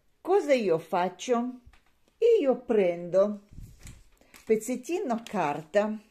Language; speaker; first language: Italian; non-native, learner; Russian